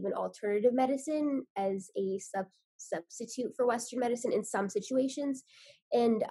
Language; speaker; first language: English; native; English